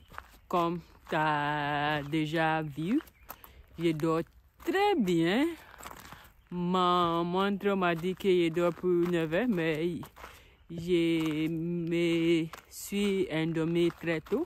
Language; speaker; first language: French; non-native, learner; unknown